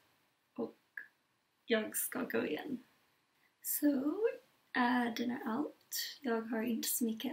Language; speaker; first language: Swedish; non-native, learner; English